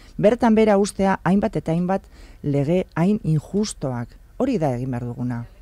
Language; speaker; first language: Basque; non-native, local second language; Spanish